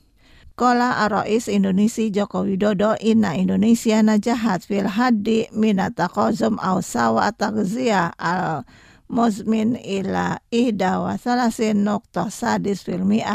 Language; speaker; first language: Arabic; non-native, fluent; Indonesian